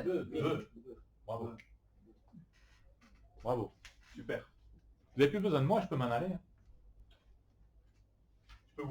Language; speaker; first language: French; native; French